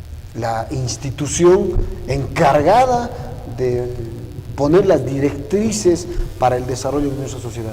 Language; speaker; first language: Spanish; native; Spanish